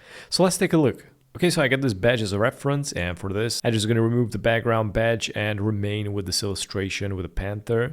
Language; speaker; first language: English; non-native, fluent; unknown